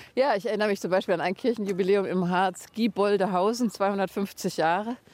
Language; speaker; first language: German; native; German